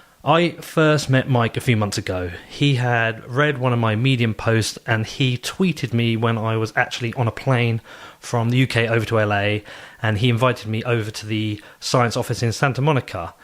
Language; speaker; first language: English; native; English